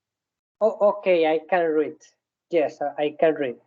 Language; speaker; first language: English; non-native, learner; Spanish